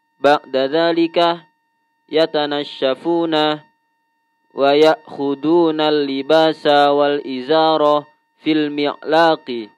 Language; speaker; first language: Arabic; non-native, learner; Indonesian